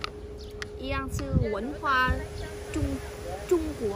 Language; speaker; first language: Chinese; non-native, learner; Vietnamese